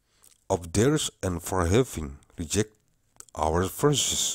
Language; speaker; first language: English; non-native, learner; Indonesian